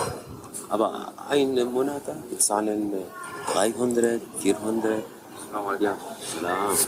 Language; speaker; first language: German; non-native, learner; Arabic